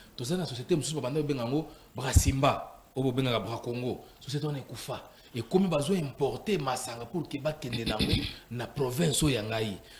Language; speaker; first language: Lingala; non-native, local second language; Luba-Lulua